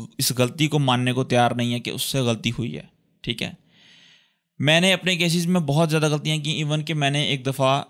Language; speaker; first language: Urdu; native; Urdu